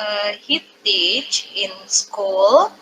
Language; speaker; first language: English; non-native, learner; Indonesian